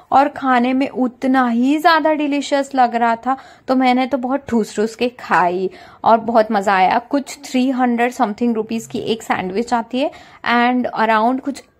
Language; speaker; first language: Hindi; non-native, local second language; Marathi